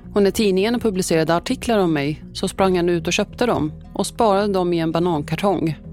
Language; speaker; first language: Swedish; early bilingual, other home language; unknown